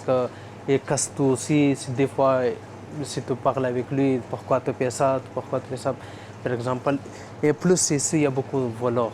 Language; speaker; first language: French; non-native, learner; Persian